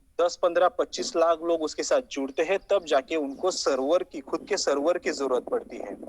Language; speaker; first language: Hindi; non-native, local second language; Marathi